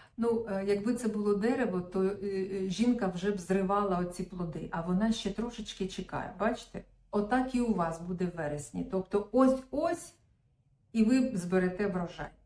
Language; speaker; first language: Ukrainian; non-native, local second language; Russian